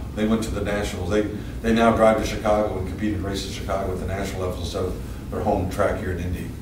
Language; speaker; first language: English; native; English